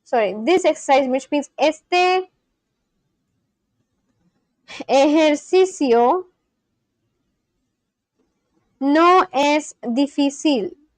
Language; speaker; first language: Spanish; non-native, learner; English